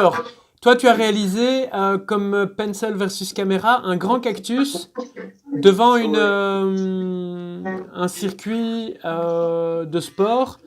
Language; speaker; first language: French; native; French